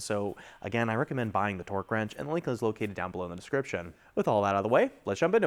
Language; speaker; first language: English; native; English